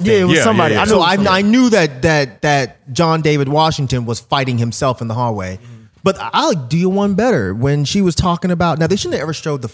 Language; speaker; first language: English; native; English